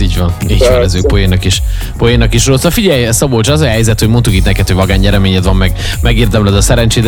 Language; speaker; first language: Hungarian; native; Hungarian